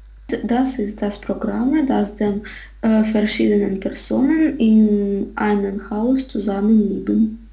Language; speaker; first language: German; non-native, learner; Russian